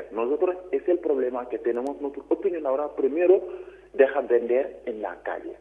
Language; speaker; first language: Spanish; non-native, learner; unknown